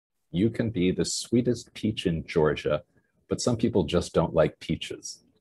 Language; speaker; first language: English; native; English